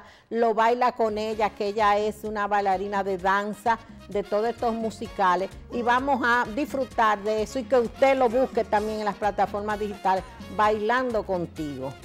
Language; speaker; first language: Spanish; native; Spanish